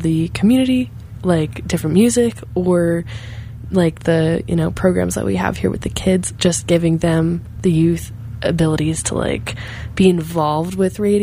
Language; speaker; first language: English; native; English